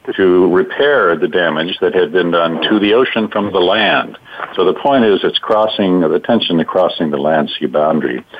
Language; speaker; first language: English; native; English